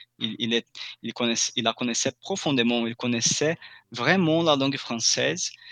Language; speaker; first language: French; non-native, fluent; Portuguese